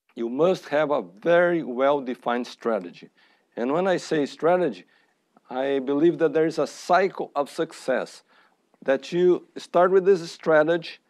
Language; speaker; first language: English; non-native, fluent; Portuguese